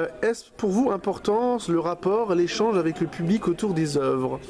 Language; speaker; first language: French; native; French